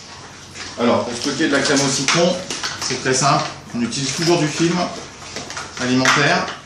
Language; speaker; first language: French; native; French